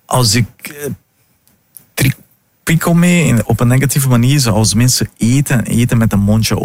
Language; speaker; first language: Dutch; non-native, learner; Portuguese